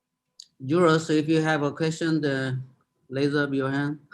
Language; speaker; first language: English; non-native, fluent; Korean